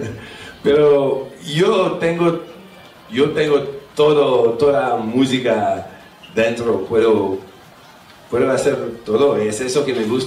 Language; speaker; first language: Spanish; non-native, fluent; French